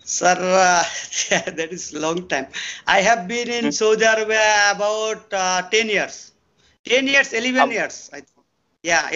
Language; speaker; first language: English; non-native, learner; Bangla